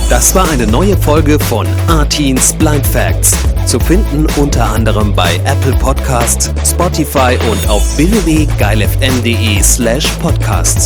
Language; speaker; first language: German; native; German